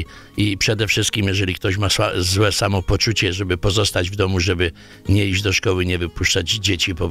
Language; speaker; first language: Polish; native; Polish